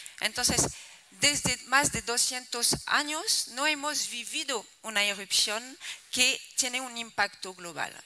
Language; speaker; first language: Spanish; non-native, fluent; French